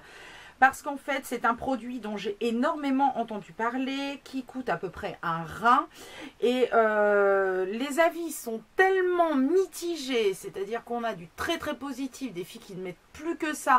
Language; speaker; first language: French; native; French